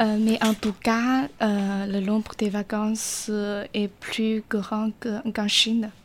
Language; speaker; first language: French; non-native, learner; Chinese